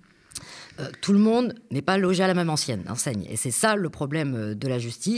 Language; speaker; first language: French; native; French